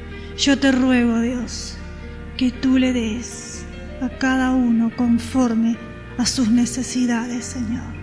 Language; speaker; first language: Spanish; native; Spanish